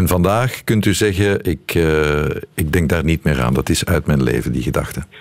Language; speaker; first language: Dutch; native; Dutch